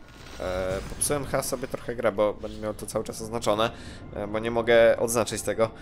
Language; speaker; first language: Polish; native; Polish